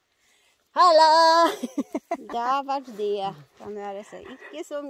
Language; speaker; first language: Norwegian; non-native, learner; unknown